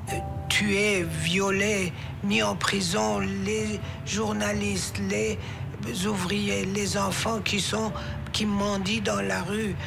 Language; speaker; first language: French; non-native, fluent; Persian